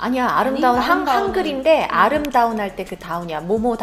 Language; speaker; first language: Korean; native; Korean